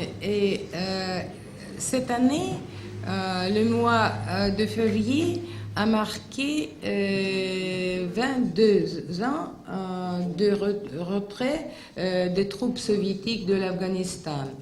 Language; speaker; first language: French; non-native, fluent; Russian